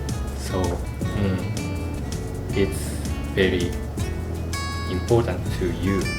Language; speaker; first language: English; non-native, learner; Japanese